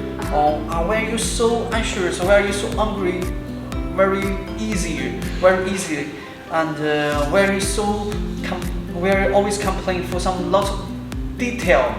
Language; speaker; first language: English; non-native, learner; Chinese